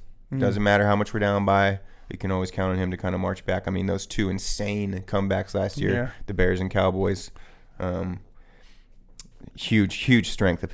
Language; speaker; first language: English; native; English